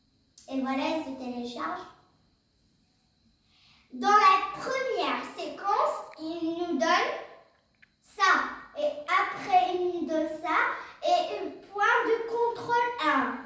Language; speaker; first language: French; non-native, learner; Arabic